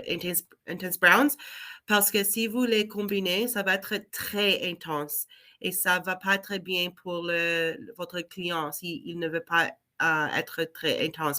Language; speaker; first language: French; non-native, learner; English